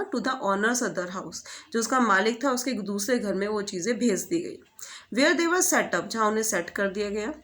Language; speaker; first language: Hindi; native; Hindi